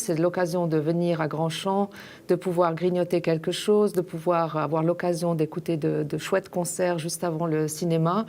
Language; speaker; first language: French; native; French